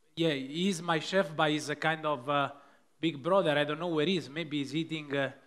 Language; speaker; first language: English; non-native, fluent; Italian